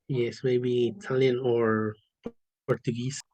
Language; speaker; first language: English; non-native, learner; Spanish